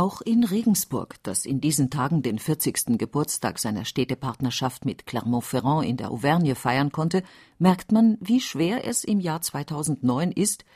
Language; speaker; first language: German; native; German